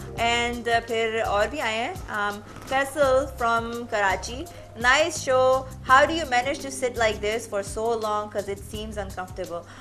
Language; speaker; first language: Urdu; native; Urdu